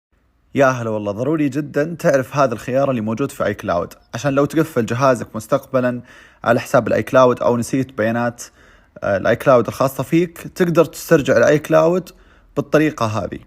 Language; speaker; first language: Arabic; native; Arabic